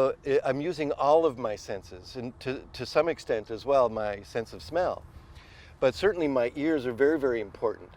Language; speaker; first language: English; native; English